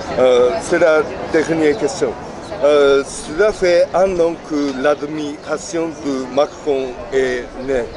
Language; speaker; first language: French; non-native, learner; Japanese